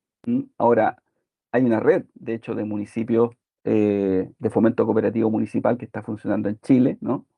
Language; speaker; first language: Spanish; native; Spanish